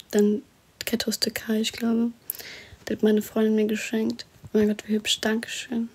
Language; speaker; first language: German; early bilingual, other home language; Arabic